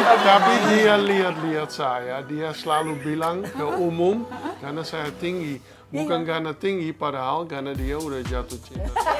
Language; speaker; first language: Indonesian; non-native, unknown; Dutch